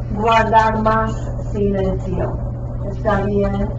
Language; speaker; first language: Spanish; non-native, fluent; English